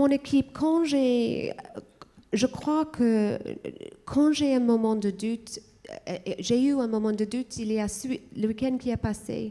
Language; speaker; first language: French; non-native, fluent; English